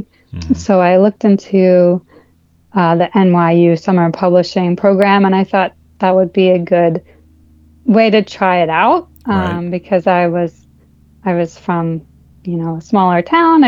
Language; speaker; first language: English; native; English